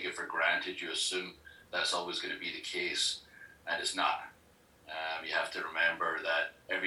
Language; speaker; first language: English; native; English